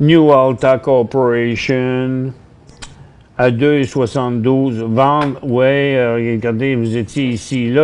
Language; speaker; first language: French; native; French